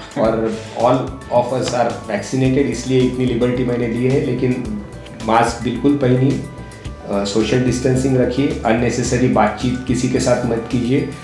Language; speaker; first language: Hindi; non-native, local second language; Marathi